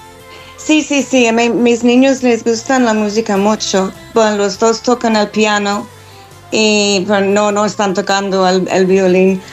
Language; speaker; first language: Spanish; non-native, fluent; English